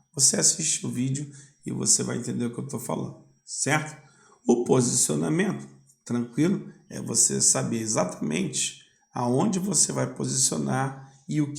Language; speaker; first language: Portuguese; native; Portuguese